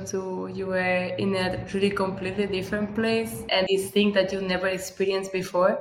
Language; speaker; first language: English; non-native, fluent; Catalan